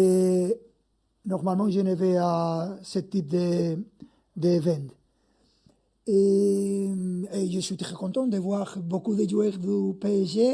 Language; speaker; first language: French; non-native, fluent; Spanish